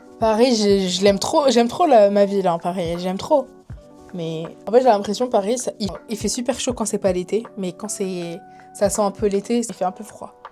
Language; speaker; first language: French; early bilingual, other home language; Spanish